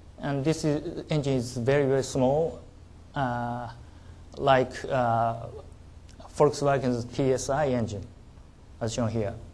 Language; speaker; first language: English; non-native, learner; Japanese